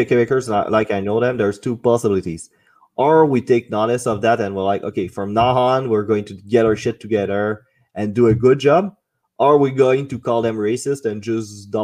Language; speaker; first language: English; non-native, fluent; French